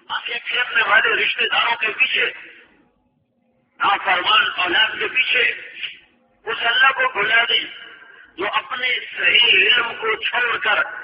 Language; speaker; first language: Urdu; non-native, local second language; Punjabi